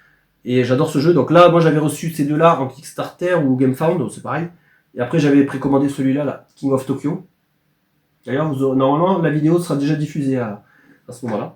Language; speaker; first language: French; native; French